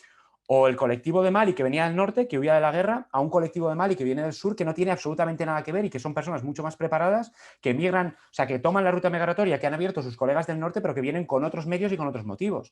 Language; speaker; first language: Spanish; native; Spanish